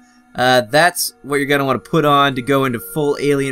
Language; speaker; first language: English; native; English